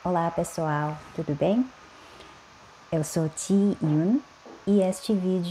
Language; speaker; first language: Portuguese; non-native, fluent; Korean